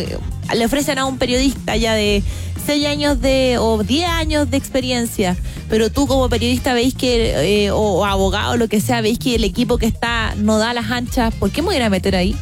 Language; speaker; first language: Spanish; native; Spanish